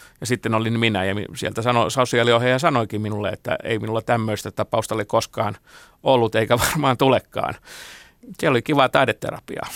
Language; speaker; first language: Finnish; non-native, local second language; Swedish